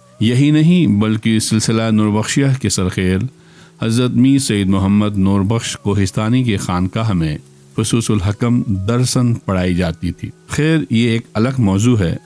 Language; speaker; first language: Urdu; non-native, local second language; Brahui